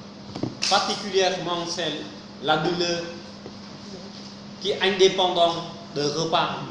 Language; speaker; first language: French; non-native, fluent; Vietnamese